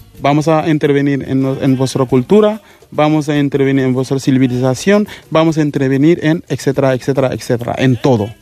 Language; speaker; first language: Spanish; non-native, fluent; Mandingo